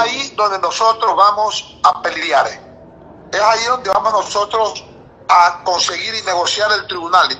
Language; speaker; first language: Spanish; native; Spanish